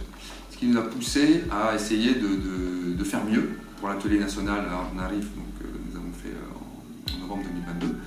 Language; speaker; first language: French; native; French